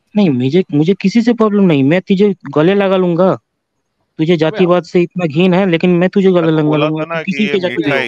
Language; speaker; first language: Hindi; non-native, local second language; Bangla